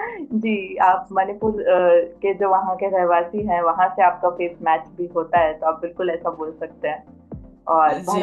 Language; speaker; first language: Hindi; native; Hindi